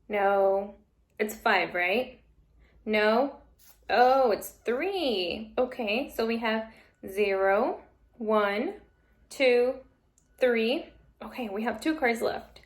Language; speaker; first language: English; native; English